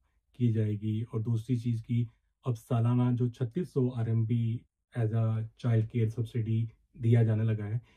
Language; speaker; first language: Hindi; native; Hindi